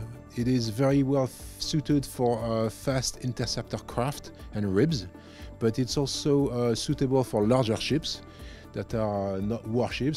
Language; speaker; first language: English; non-native, fluent; French